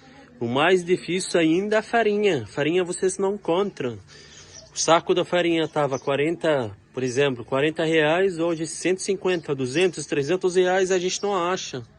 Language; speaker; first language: Portuguese; non-native, fluent; Arabic